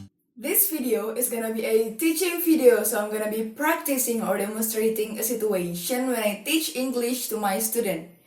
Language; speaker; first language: English; non-native, fluent; Indonesian